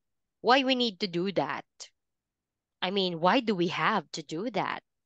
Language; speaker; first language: English; non-native, fluent; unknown